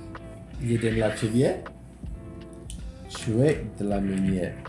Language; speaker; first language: Polish; non-native, learner; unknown